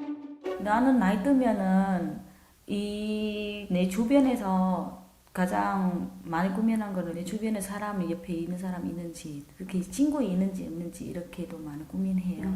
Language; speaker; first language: Korean; non-native, learner; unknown